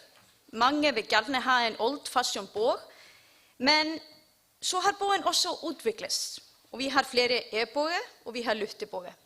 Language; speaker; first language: Danish; non-native, learner; Icelandic